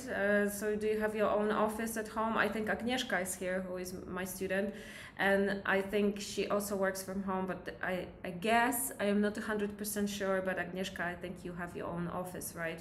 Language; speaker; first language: English; non-native, fluent; Polish